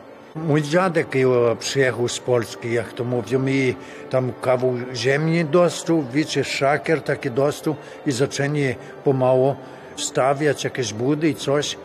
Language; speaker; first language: Polish; early bilingual, heritage; Portuguese